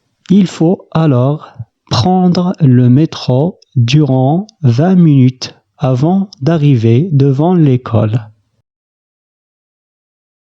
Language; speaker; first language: French; non-native, fluent; Arabic